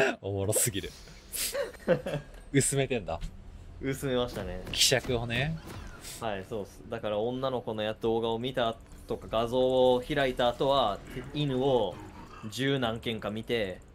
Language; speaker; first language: Japanese; native; Japanese